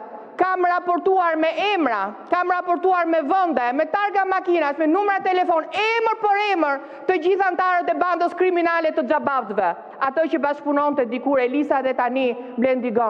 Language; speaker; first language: Albanian; native; Albanian